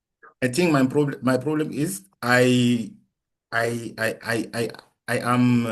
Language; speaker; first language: English; non-native, learner; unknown